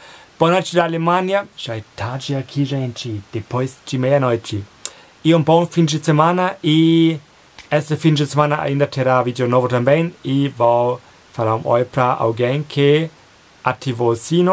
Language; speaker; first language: Portuguese; non-native, fluent; German